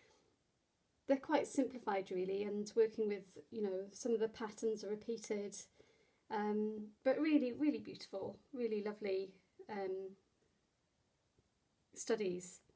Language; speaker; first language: English; native; English